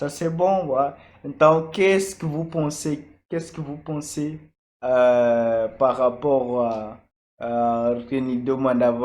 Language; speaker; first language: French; non-native, fluent; Portuguese